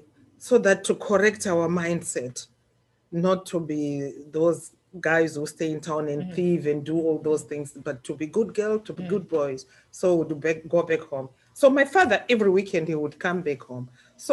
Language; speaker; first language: English; non-native, local second language; Shona